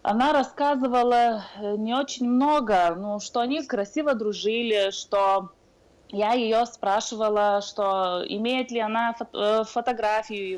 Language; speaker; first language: Russian; non-native, fluent; Lithuanian